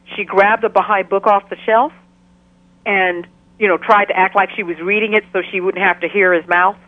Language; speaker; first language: English; native; English